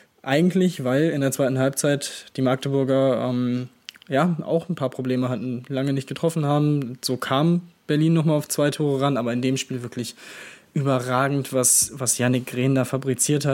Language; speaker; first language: German; native; German